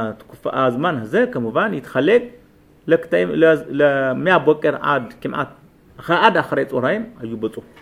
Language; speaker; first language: Hebrew; non-native, fluent; Amharic